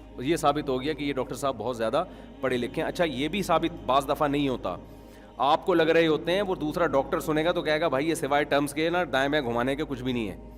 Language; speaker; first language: Urdu; native; Urdu